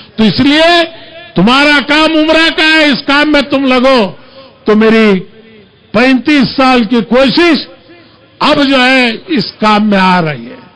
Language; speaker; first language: Urdu; native; Urdu